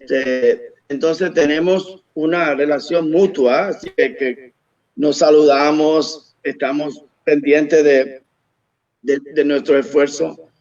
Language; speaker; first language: Spanish; early bilingual, heritage; Spanish